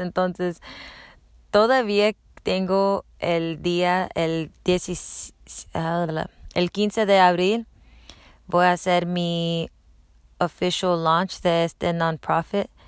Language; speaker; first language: Spanish; non-native, learner; English